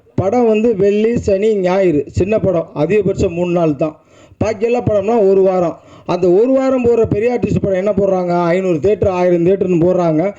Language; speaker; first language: Tamil; native; Tamil